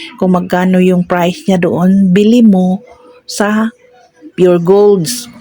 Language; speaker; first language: Filipino; non-native, local second language; Cebuano